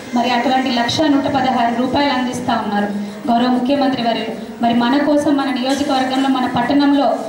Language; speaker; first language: Telugu; native; Telugu